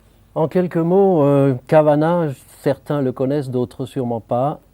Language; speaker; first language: French; native; French